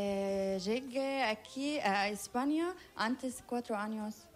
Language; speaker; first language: Spanish; non-native, learner; Arabic